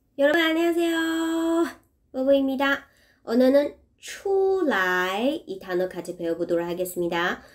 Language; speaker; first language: Korean; non-native, fluent; Chinese